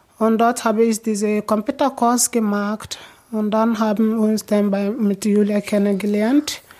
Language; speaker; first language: German; non-native, learner; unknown